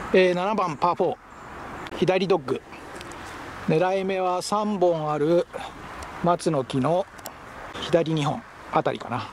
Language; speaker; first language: Japanese; native; Japanese